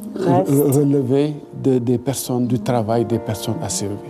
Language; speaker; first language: French; non-native, local second language; Wolof